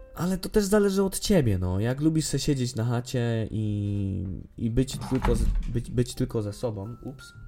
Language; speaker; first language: Polish; native; Polish